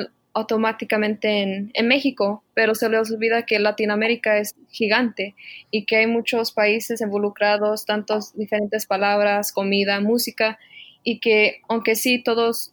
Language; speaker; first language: Spanish; early bilingual, heritage; Spanish